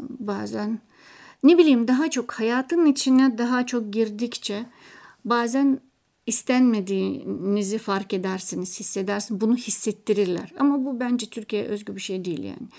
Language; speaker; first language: Turkish; non-native, fluent; Russian